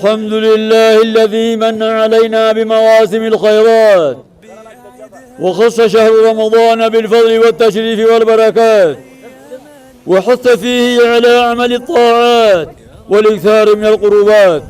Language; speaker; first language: Arabic; non-native, fluent; Oromo